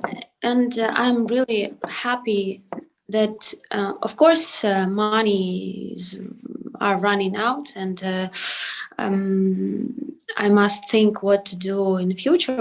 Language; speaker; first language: English; non-native, learner; Ukrainian